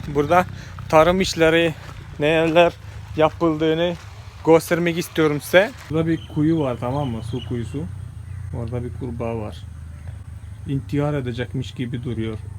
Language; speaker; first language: Turkish; non-native, fluent; Malayalam